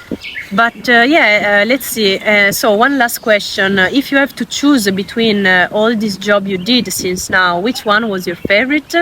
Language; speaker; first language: English; non-native, fluent; Italian